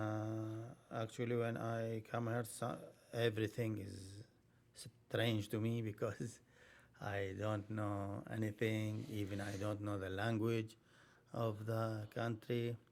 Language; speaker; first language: English; non-native, learner; Arabic